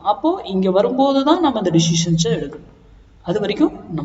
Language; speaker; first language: Tamil; native; Tamil